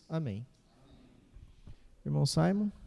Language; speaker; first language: Portuguese; native; Portuguese